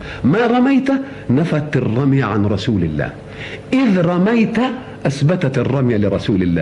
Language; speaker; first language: Arabic; native; Arabic